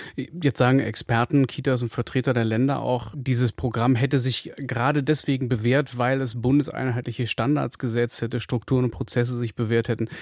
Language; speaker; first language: German; native; German